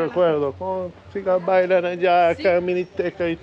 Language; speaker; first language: Spanish; non-native, learner; English